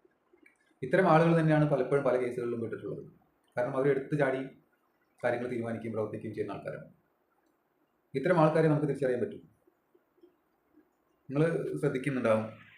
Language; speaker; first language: Malayalam; native; Malayalam